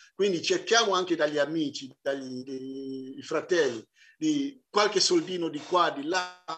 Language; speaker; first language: Italian; non-native, fluent; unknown